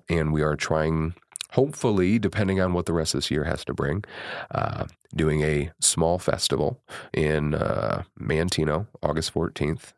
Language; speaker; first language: English; native; English